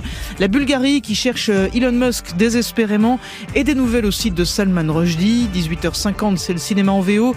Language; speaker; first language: French; native; French